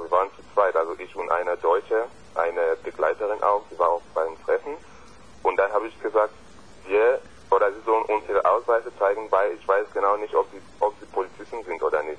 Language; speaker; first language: German; non-native, fluent; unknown